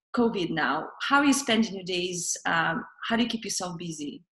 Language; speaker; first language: English; non-native, fluent; Russian